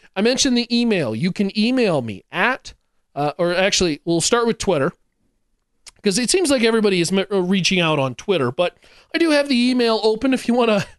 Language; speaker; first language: English; native; English